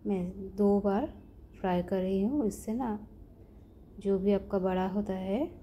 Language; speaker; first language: Hindi; non-native, local second language; Bangla